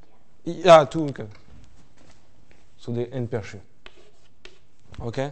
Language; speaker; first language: Norwegian; non-native, fluent; French